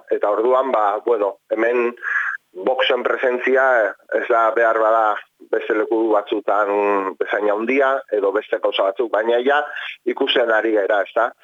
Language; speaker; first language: Basque; non-native, local second language; Spanish